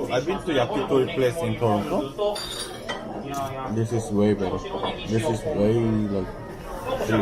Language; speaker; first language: English; non-native, fluent; Korean